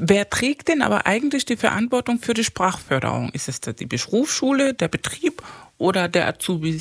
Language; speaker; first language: German; non-native, fluent; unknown